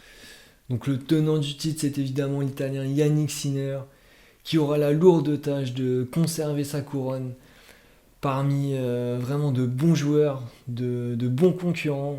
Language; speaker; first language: French; native; French